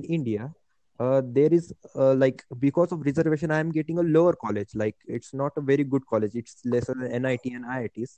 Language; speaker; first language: English; non-native, local second language; Marathi